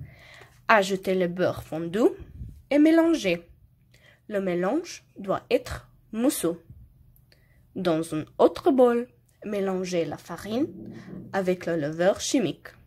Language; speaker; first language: French; non-native, learner; Slovenian